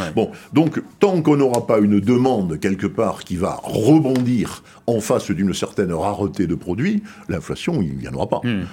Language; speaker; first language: French; native; French